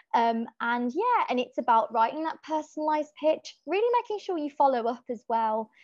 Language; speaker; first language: English; native; English